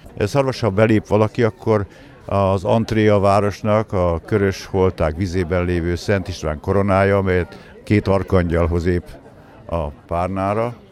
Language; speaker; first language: Hungarian; native; Hungarian